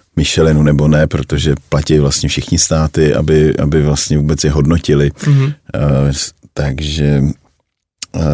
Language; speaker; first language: Czech; native; Czech